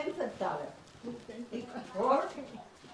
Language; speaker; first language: Dutch; non-native, learner; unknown